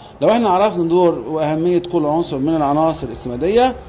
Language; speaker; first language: Arabic; native; Arabic